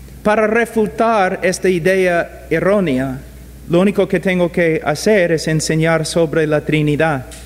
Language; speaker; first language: Spanish; non-native, fluent; English